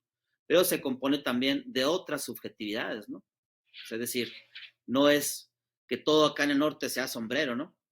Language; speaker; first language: Spanish; native; Spanish